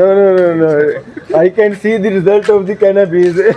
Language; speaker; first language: English; non-native, learner; Punjabi